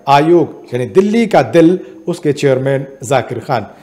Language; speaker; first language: Hindi; native; Hindi